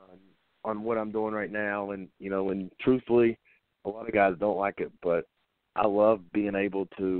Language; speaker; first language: English; native; English